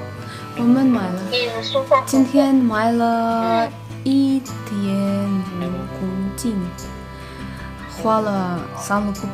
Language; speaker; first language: Chinese; non-native, fluent; Russian